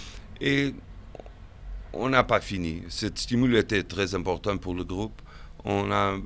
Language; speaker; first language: French; non-native, fluent; Portuguese